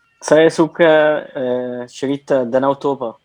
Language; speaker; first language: Indonesian; non-native, learner; Arabic